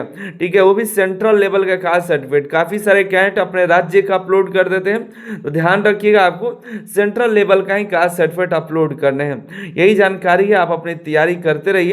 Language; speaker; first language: Hindi; native; Hindi